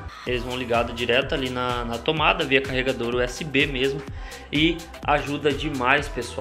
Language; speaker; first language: Portuguese; native; Portuguese